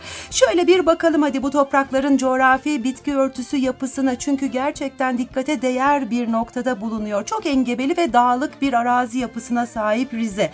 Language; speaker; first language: Turkish; native; Turkish